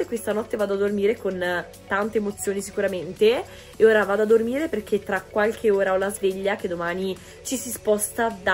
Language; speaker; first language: Italian; native; Italian